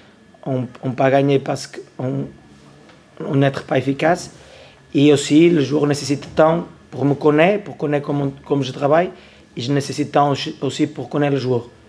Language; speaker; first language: French; non-native, learner; Portuguese